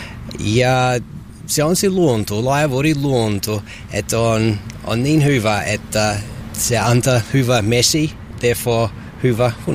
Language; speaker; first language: Finnish; non-native, learner; English